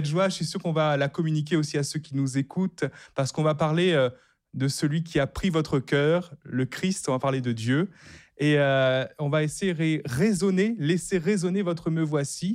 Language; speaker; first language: French; native; French